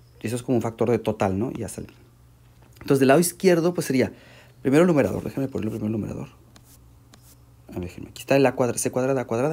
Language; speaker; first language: Spanish; native; Spanish